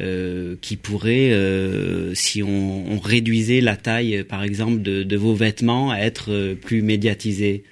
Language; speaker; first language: French; native; French